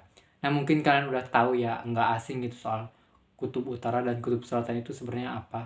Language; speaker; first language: Indonesian; native; Indonesian